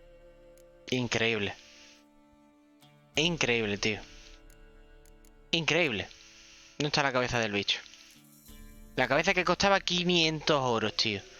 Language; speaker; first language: Spanish; native; Spanish